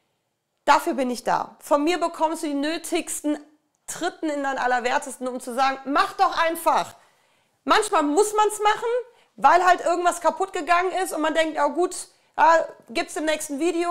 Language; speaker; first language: German; native; German